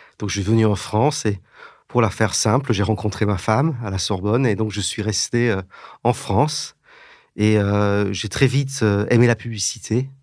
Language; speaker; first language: French; early bilingual, heritage; English